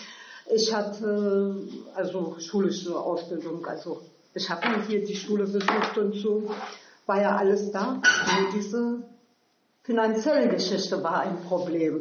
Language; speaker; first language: German; early bilingual, other home language; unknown